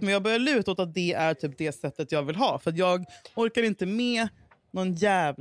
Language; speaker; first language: Swedish; native; Swedish